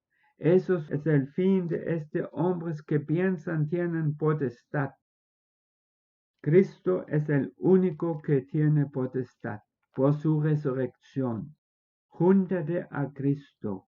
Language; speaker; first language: Spanish; non-native, fluent; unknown